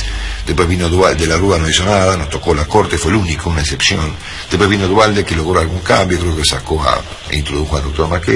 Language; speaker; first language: Spanish; native; Spanish